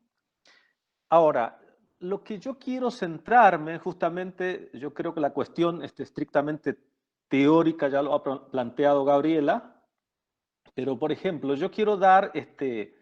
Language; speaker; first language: Spanish; non-native, local second language; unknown